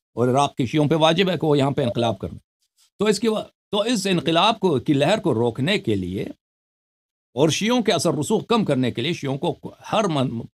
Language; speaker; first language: Urdu; non-native, fluent; Persian